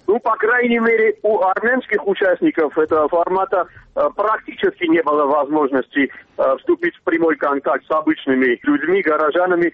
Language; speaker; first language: Russian; non-native, local second language; Armenian